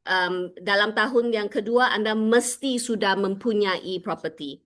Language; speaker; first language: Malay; non-native, local second language; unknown